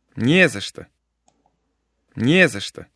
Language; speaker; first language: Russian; non-native, fluent; Korean